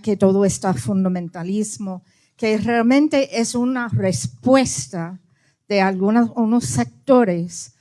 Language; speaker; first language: Spanish; early bilingual, heritage; Spanish